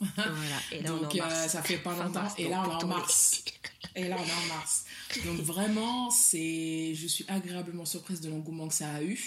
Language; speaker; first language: French; non-native, local second language; Soninke